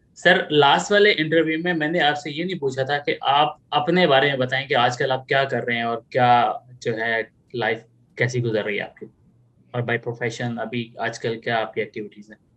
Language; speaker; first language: Urdu; native; Urdu